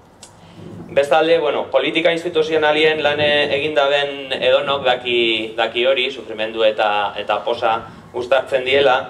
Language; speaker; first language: Basque; native; Basque